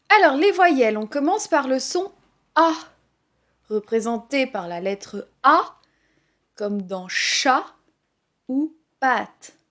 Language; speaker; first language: French; native; French